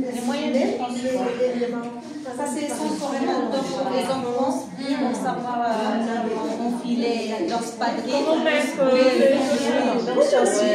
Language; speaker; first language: French; non-native, local second language; Arabic